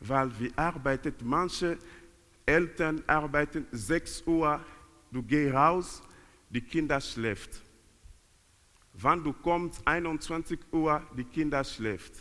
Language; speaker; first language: German; non-native, learner; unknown